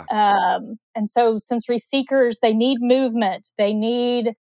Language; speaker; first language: English; native; English